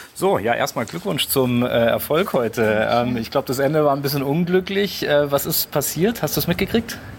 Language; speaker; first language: German; native; German